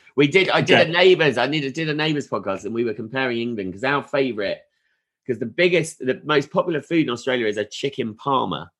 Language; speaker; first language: English; native; English